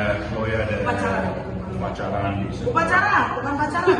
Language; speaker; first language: Indonesian; native; Indonesian